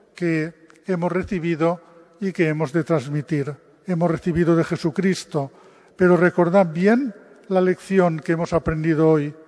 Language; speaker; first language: Spanish; non-native, local second language; Catalan